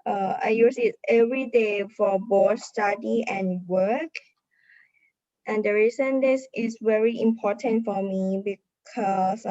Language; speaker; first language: English; non-native, learner; Thai